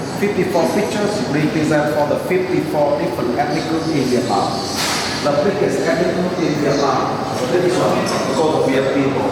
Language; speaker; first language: English; non-native, fluent; Vietnamese